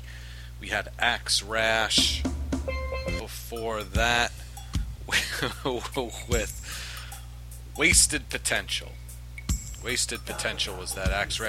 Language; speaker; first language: English; native; English